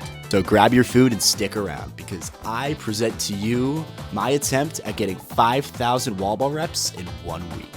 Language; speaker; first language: English; native; English